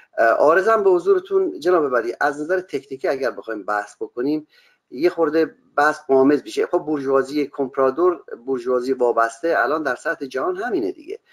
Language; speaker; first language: Persian; non-native, local second language; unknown